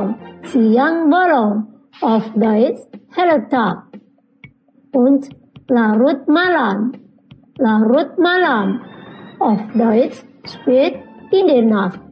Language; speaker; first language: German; non-native, learner; Indonesian